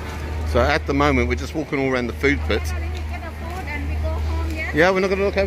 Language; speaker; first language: English; native; English